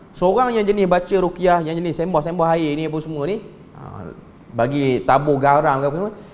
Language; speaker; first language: Malay; native; Malay